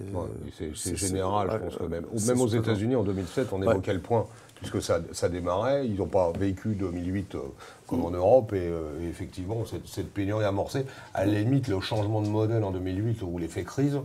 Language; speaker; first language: French; native; French